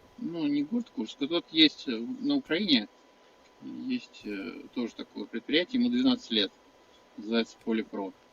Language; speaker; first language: Russian; native; Russian